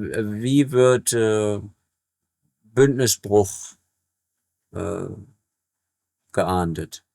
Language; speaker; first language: German; native; German